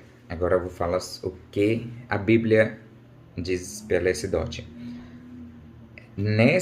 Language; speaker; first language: Portuguese; non-native, learner; Urdu